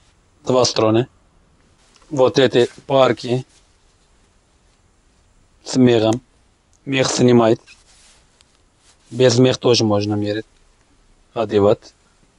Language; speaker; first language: Russian; non-native, learner; Turkish